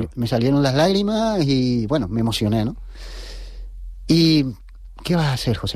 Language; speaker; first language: Spanish; native; Spanish